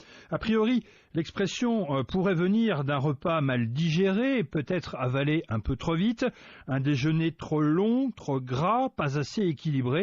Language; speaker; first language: French; native; French